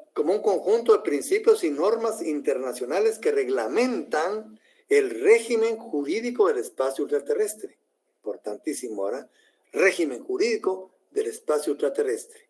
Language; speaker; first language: Spanish; native; Spanish